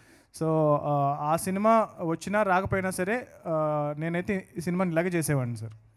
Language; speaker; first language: Telugu; native; Telugu